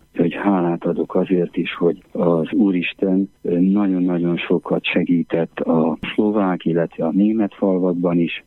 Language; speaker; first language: Hungarian; native; Hungarian